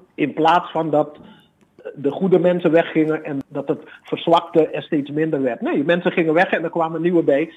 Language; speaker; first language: Dutch; native; Dutch